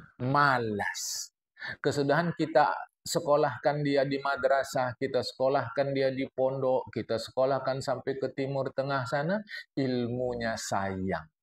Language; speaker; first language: Indonesian; native; Indonesian